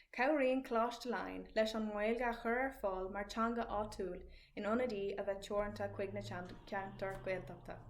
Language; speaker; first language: Irish; non-native, local second language; English